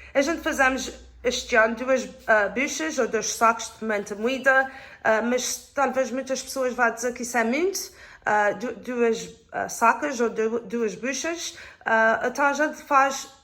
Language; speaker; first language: Portuguese; early bilingual, other home language; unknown